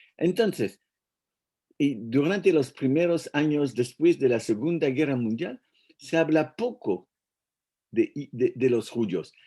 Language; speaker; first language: Spanish; non-native, fluent; French